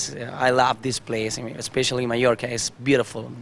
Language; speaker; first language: English; non-native, learner; Spanish